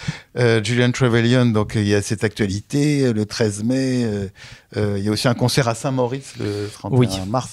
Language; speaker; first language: French; native; French